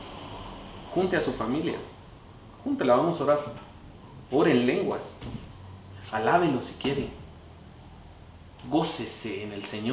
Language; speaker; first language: Spanish; native; Spanish